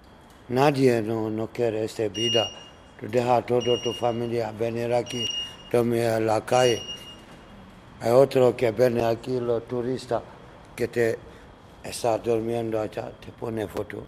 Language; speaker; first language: Spanish; non-native, learner; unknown